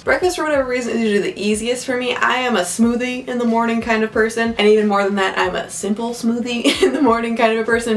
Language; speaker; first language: English; native; English